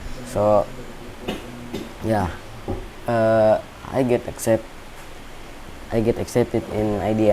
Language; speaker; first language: English; non-native, learner; Indonesian